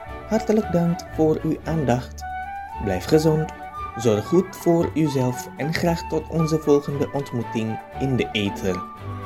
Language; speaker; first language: Dutch; non-native, fluent; Indonesian